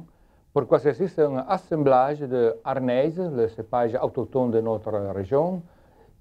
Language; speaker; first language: French; non-native, learner; Italian